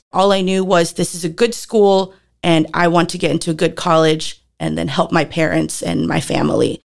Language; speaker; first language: English; early bilingual, other home language; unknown